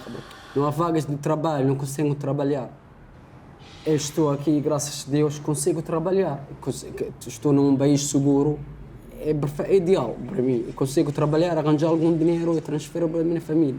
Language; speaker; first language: Portuguese; non-native, learner; Arabic